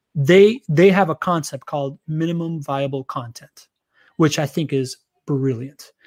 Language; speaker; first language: English; early bilingual, other home language; Spanish